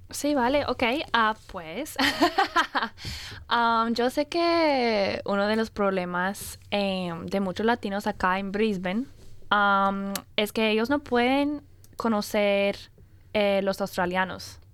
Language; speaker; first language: Spanish; non-native, fluent; English